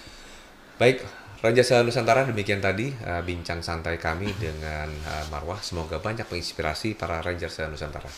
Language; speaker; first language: Indonesian; native; Indonesian